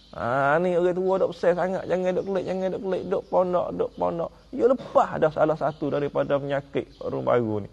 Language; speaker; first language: Malay; native; Malay